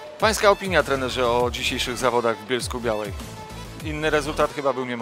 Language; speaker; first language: Polish; native; Polish